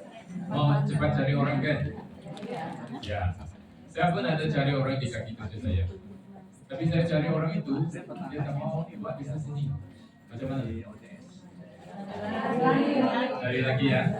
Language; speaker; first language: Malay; non-native, local second language; Chinese